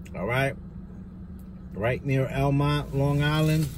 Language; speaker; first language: English; native; English